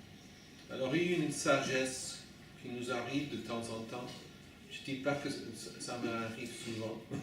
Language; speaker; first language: French; non-native, fluent; English